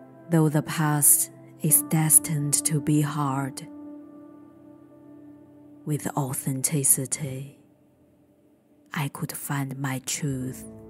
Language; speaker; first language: English; non-native, fluent; Chinese